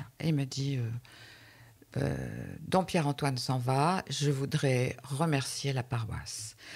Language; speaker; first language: French; native; French